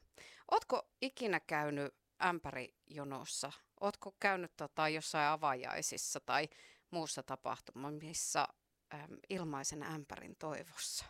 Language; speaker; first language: Finnish; native; Finnish